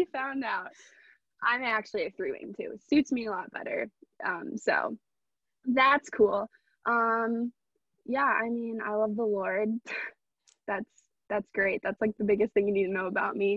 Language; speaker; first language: English; native; English